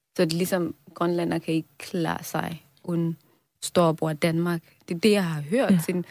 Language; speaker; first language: Danish; non-native, fluent; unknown